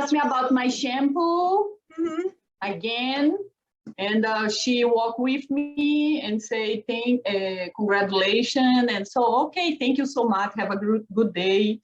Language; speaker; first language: English; non-native, learner; Portuguese